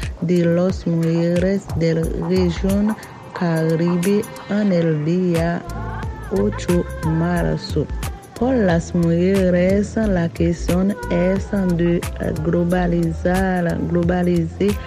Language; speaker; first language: Spanish; non-native, learner; Haitian Creole